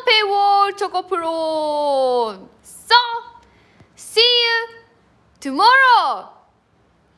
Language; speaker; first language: English; non-native, learner; Japanese